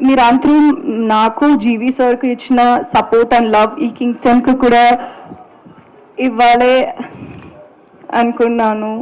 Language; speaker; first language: Telugu; non-native, learner; Tamil